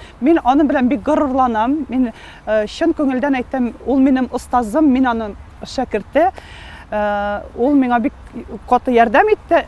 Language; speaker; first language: Tatar; non-native, local second language; Russian